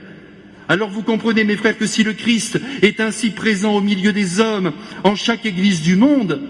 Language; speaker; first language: French; native; French